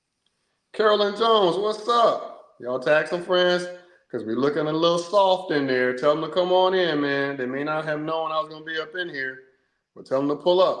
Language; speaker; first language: English; native; English